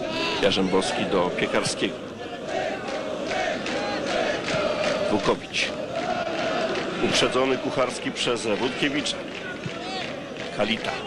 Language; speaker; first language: Polish; native; Polish